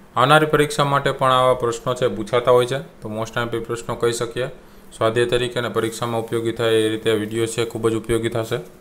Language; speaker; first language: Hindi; non-native, local second language; Gujarati